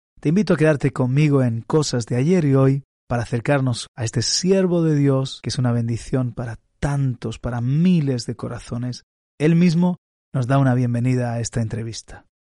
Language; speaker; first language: Spanish; native; Spanish